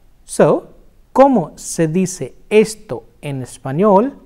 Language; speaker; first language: Spanish; non-native, fluent; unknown